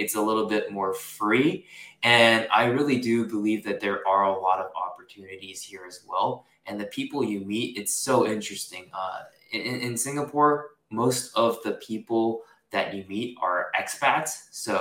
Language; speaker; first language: English; early bilingual, other home language; Japanese